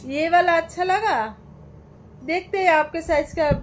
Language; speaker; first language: Hindi; non-native, local second language; Bangla